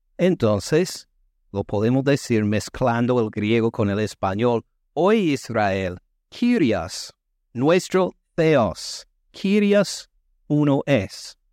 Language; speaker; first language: Spanish; non-native, fluent; English